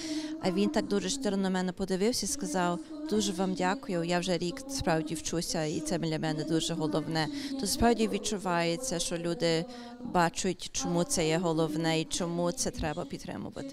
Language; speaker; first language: Ukrainian; early bilingual, heritage; English